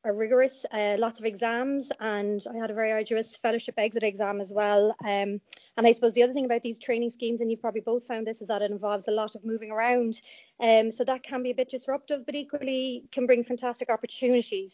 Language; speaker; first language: English; native; English